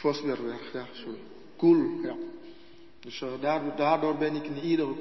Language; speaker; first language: Dutch; non-native, learner; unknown